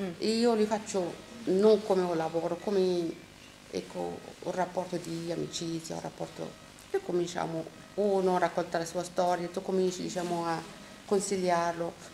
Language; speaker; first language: Italian; non-native, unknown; Arabic